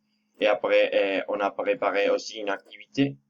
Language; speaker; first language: French; non-native, fluent; Spanish